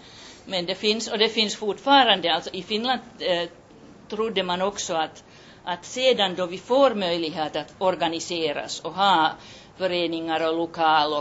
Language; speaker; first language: Swedish; non-native, local second language; Finnish